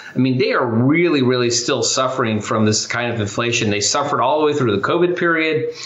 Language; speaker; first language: English; native; English